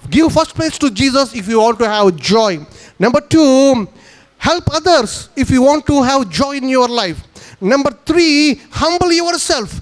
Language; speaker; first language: English; non-native, local second language; Telugu